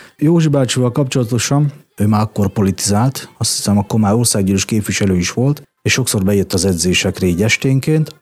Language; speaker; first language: Hungarian; native; Hungarian